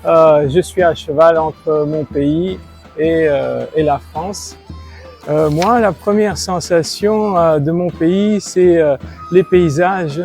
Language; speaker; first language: French; non-native, fluent; Bulgarian